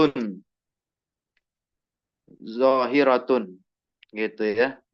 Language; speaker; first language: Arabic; non-native, fluent; Indonesian